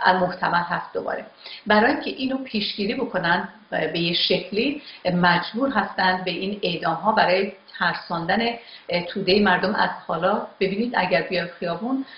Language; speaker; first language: Persian; non-native, local second language; Azerbaijani